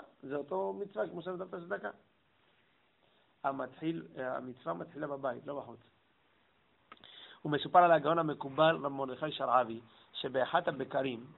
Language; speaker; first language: Hebrew; non-native, fluent; English